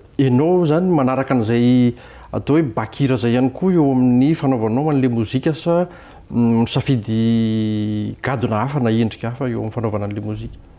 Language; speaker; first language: Malagasy; native; Malagasy